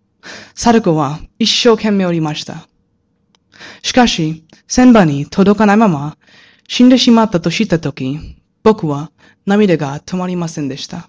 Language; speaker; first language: Japanese; non-native, learner; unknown